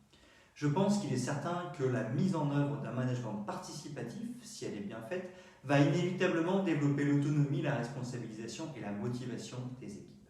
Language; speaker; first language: French; native; French